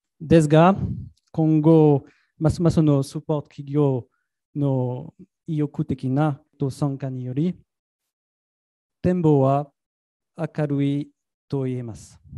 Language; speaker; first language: Japanese; non-native, fluent; French